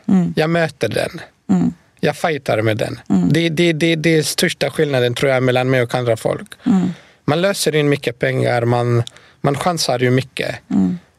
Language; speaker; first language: Swedish; non-native, fluent; Bosnian